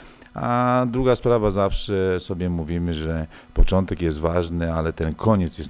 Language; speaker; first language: Polish; native; Polish